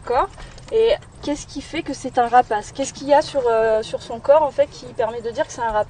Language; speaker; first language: French; native; French